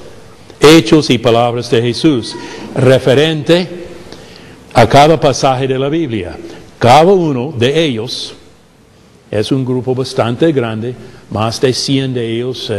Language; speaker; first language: Spanish; non-native, fluent; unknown